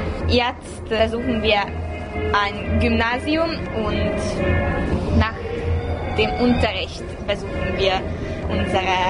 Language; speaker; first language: German; non-native, learner; Hungarian